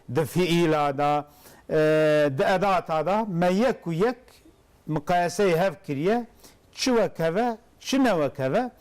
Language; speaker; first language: Kurdish; non-native, local second language; Zaza